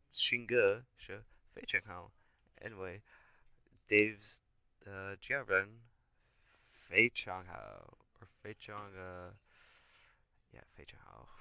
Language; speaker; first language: Chinese; non-native, learner; English